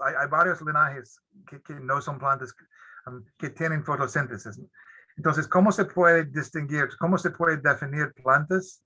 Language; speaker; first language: Spanish; non-native, fluent; English